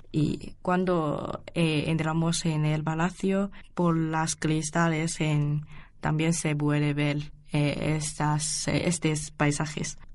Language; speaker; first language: Spanish; non-native, learner; Chinese